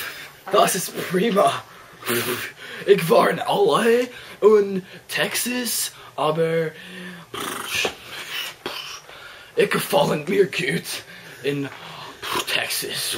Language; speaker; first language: German; non-native, learner; English